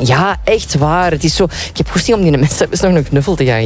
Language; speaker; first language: Dutch; native; Dutch